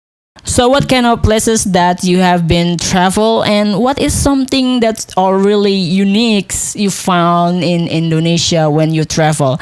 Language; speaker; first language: English; non-native, local second language; Indonesian